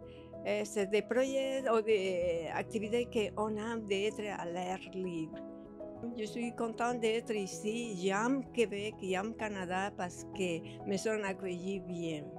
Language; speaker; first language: French; early bilingual, other home language; Spanish